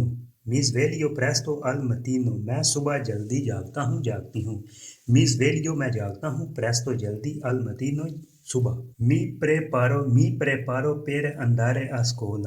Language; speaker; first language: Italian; non-native, fluent; Urdu